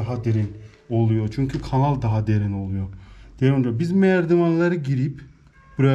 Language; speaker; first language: Turkish; non-native, learner; Persian